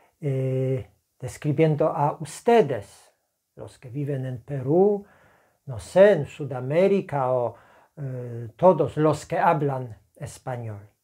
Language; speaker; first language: Spanish; non-native, fluent; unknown